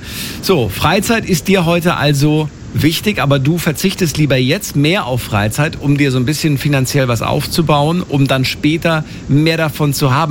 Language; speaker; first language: German; native; German